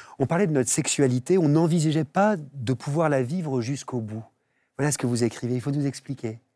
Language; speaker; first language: French; native; French